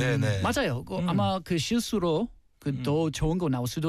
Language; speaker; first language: Korean; non-native, learner; English